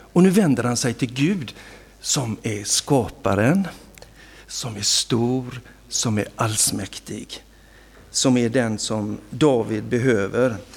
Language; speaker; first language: Swedish; native; Swedish